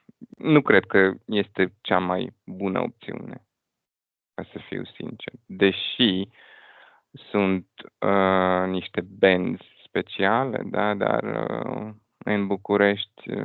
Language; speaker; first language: Romanian; non-native, fluent; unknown